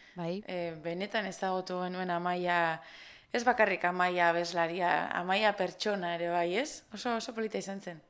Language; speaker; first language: Basque; native; Basque